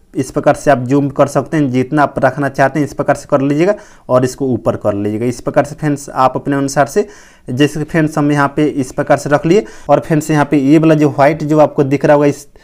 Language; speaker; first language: Hindi; native; Hindi